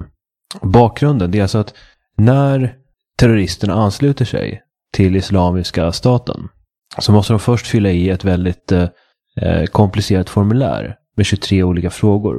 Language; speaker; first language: Swedish; native; Swedish